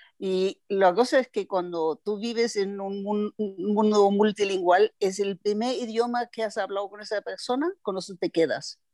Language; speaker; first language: Spanish; non-native, fluent; German